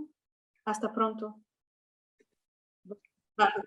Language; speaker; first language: Spanish; non-native, fluent; Italian